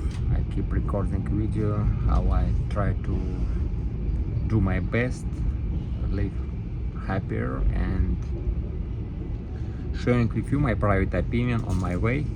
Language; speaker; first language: English; non-native, learner; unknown